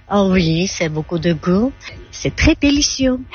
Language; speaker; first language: French; non-native, learner; Georgian